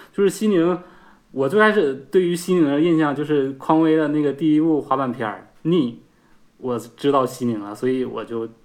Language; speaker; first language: Chinese; native; Chinese